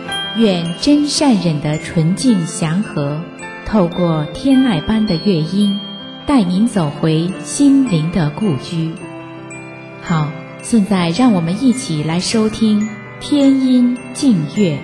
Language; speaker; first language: Chinese; native; Chinese